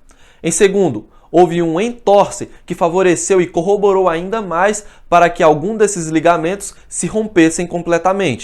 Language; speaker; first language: Portuguese; native; Portuguese